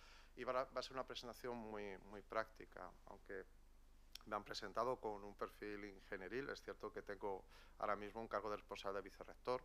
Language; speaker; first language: Spanish; native; Spanish